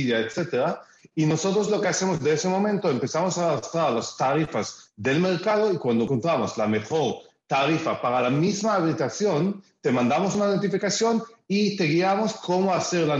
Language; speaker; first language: Spanish; early bilingual, heritage; Spanish